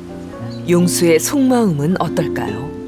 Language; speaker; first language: Korean; native; Korean